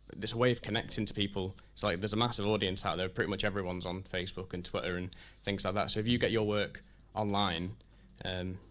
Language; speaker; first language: English; native; English